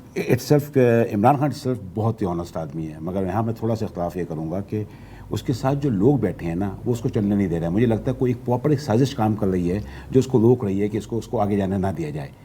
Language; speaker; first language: Urdu; native; Urdu